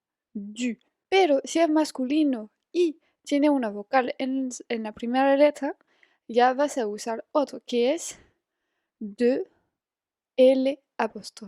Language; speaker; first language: Spanish; non-native, fluent; French